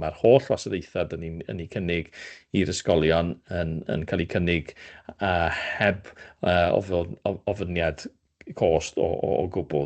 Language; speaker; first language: Welsh; native; Welsh